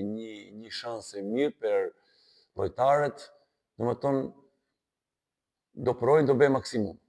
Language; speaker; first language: Albanian; non-native, fluent; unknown